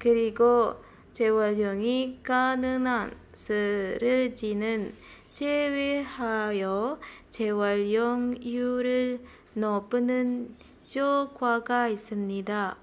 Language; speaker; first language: Korean; non-native, fluent; Indonesian